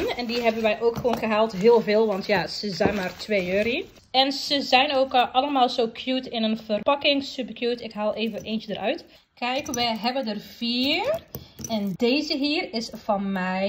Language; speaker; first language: Dutch; early bilingual, other home language; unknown